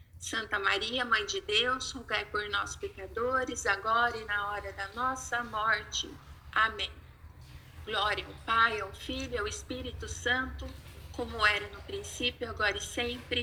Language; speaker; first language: Portuguese; native; Portuguese